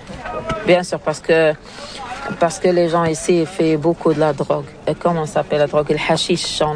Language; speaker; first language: French; non-native, learner; Arabic